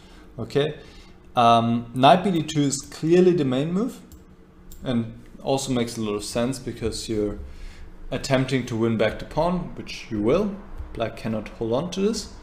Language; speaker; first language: English; non-native, fluent; German